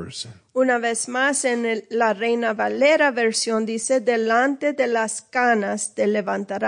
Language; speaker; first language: Spanish; early bilingual, heritage; English